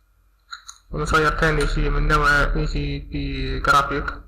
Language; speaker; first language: Arabic; native; Arabic